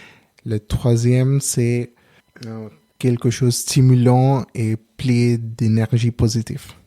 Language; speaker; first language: French; non-native, learner; Telugu